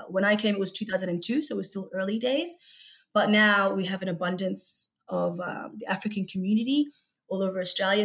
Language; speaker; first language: English; early bilingual, other home language; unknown